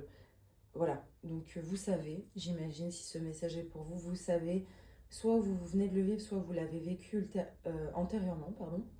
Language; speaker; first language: French; native; French